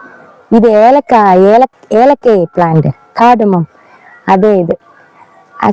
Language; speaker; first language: Telugu; non-native, learner; Malayalam